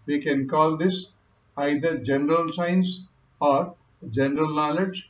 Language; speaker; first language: English; non-native, local second language; Kannada